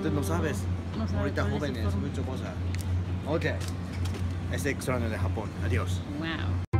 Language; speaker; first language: Spanish; non-native, learner; Japanese